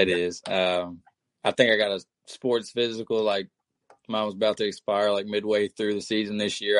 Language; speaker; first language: English; native; English